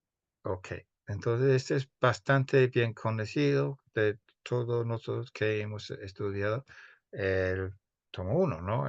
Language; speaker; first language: Spanish; non-native, fluent; English